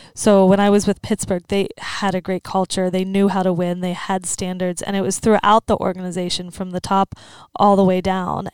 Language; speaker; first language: English; native; English